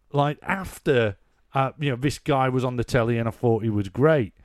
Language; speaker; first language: English; native; English